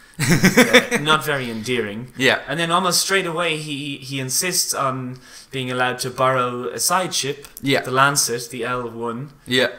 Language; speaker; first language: English; native; English